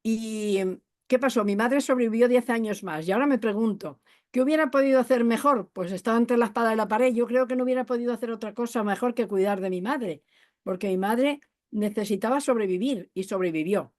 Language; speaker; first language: Spanish; native; Spanish